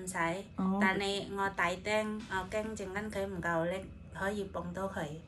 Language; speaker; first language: Cantonese; non-native, fluent; Indonesian